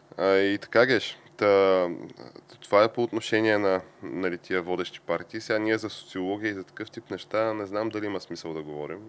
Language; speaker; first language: Bulgarian; native; Bulgarian